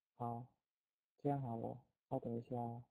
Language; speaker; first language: Chinese; non-native, fluent; Indonesian